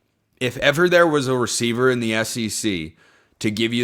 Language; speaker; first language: English; native; English